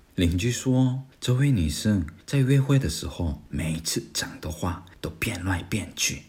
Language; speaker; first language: Chinese; non-native, fluent; Korean